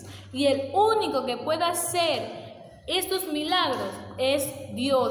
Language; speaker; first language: Spanish; native; Spanish